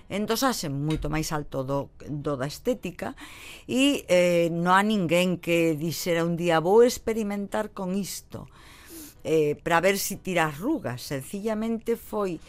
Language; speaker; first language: Galician; native; Galician